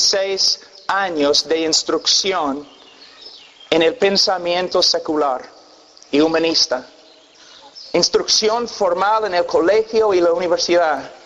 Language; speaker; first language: Spanish; non-native, fluent; English